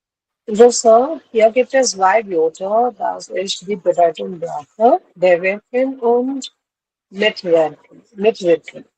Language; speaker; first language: German; non-native, learner; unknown